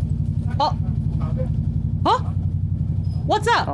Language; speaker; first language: English; non-native, fluent; Japanese